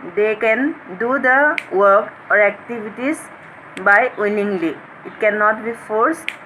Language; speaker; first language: English; non-native, local second language; Assamese